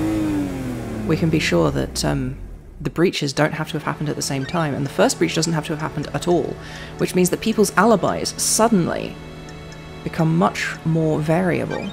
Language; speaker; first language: English; native; English